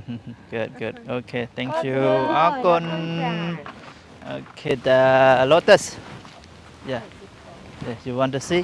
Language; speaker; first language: English; non-native, learner; Khmer